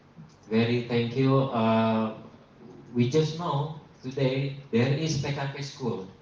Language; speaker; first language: English; non-native, learner; Indonesian